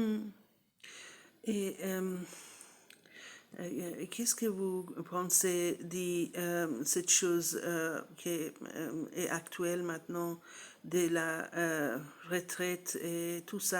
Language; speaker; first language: French; non-native, learner; English